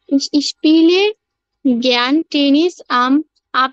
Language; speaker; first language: German; non-native, learner; Bangla